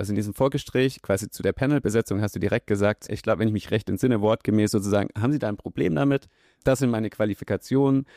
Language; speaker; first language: German; native; German